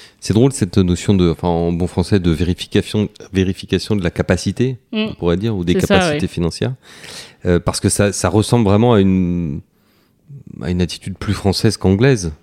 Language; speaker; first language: French; native; French